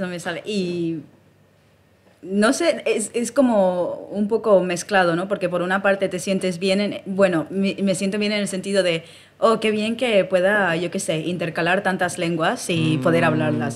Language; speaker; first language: Spanish; early bilingual, heritage; Spanish